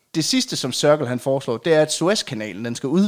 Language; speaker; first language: Danish; native; Danish